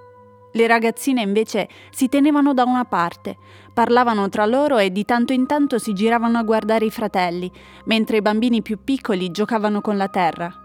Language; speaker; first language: Italian; native; Italian